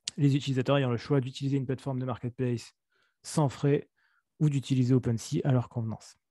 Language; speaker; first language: French; native; French